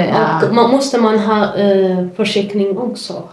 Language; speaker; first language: Swedish; non-native, learner; Amharic